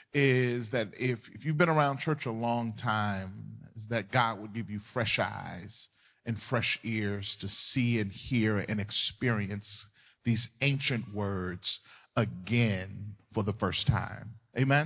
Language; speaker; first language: English; native; English